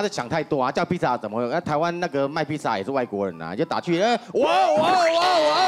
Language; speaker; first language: Chinese; native; Chinese